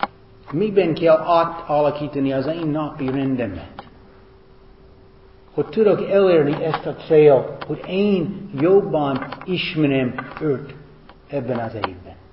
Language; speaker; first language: Hungarian; non-native, fluent; English